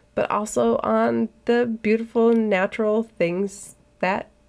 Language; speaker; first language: English; native; English